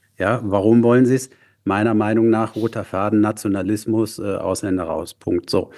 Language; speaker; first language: German; native; German